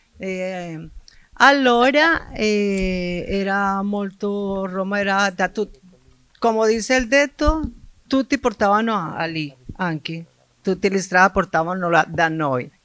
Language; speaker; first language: Italian; non-native, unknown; Spanish